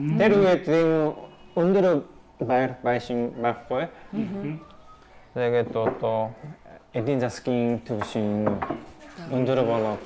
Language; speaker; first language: Mongolian; non-native, learner; Japanese